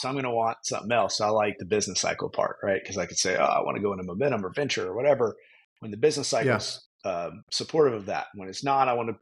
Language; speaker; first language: English; native; English